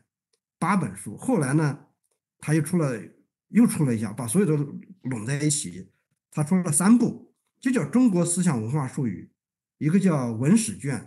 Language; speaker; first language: Chinese; native; Chinese